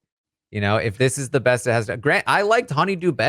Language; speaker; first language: English; native; English